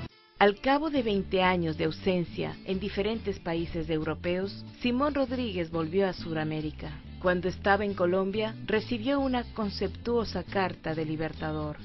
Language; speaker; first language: Spanish; native; Spanish